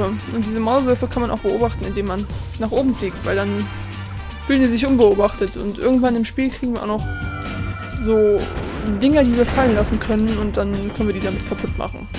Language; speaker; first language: German; native; German